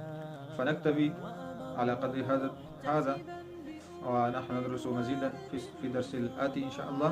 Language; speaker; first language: Arabic; non-native, fluent; Pashto